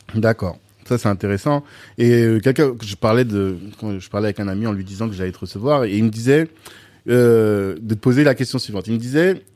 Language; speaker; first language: French; native; French